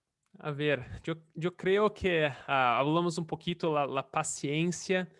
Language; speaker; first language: Spanish; non-native, fluent; Portuguese